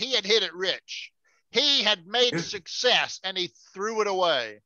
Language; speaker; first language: English; native; English